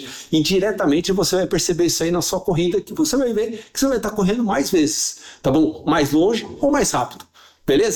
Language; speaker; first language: Portuguese; native; Portuguese